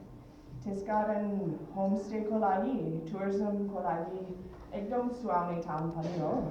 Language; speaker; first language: Nepali; early bilingual, heritage; Nepali